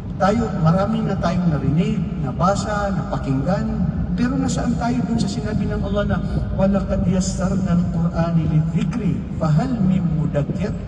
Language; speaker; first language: Filipino; non-native, local second language; Maranao